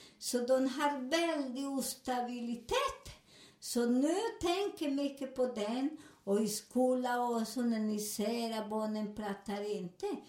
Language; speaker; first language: Swedish; non-native, learner; Spanish